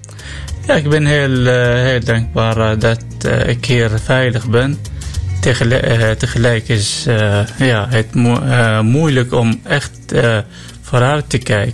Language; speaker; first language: Dutch; non-native, learner; Arabic